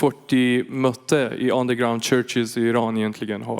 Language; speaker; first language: Swedish; non-native, fluent; Persian